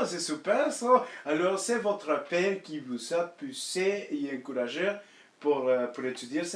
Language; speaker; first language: French; early bilingual, other home language; Spanish